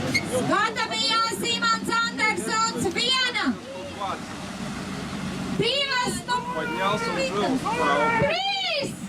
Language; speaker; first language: Latvian; native; Latvian